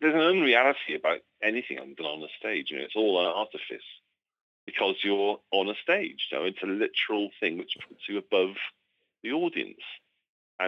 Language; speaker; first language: English; native; English